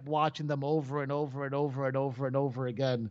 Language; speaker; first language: English; non-native, fluent; Spanish